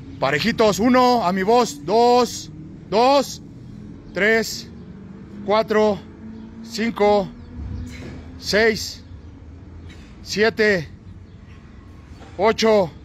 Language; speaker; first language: Spanish; native; Spanish